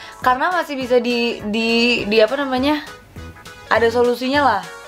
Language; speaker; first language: Indonesian; native; Indonesian